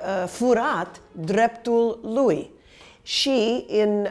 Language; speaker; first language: Romanian; early bilingual, heritage; Romanian